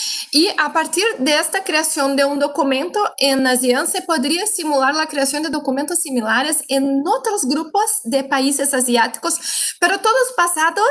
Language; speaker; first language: Spanish; non-native, fluent; Portuguese